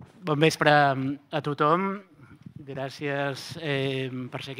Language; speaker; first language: Catalan; native; Catalan